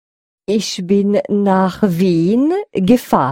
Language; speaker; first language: German; non-native, learner; French